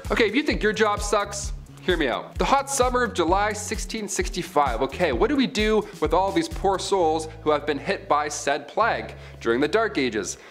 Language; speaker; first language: English; native; English